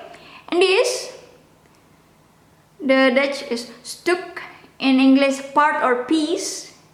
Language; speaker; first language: English; non-native, local second language; Indonesian